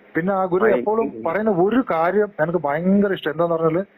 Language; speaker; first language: Malayalam; non-native, local second language; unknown